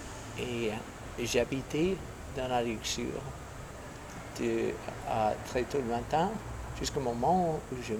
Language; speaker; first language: French; non-native, fluent; English